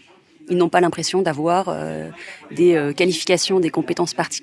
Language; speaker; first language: French; native; French